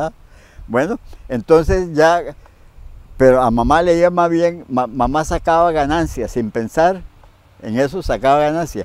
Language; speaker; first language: Spanish; native; Spanish